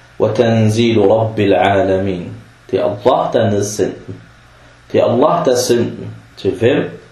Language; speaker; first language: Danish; early bilingual, other home language; Arabic